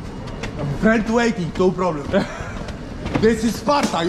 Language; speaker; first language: English; non-native, learner; Polish